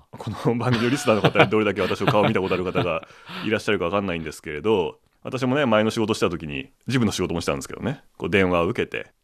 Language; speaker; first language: Japanese; native; Japanese